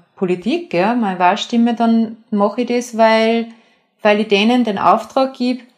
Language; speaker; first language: German; native; German